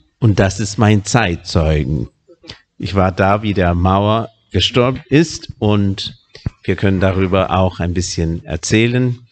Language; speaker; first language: German; non-native, fluent; Spanish